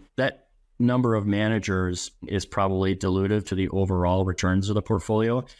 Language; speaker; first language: English; native; English